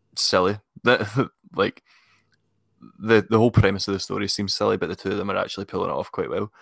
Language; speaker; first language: English; native; English